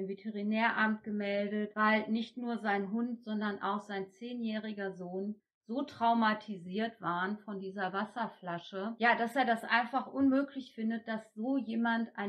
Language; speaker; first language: German; native; German